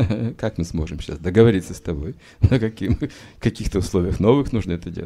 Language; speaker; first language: Russian; native; Russian